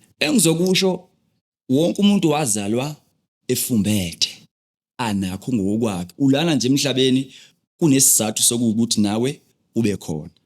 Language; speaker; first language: Zulu; native; Zulu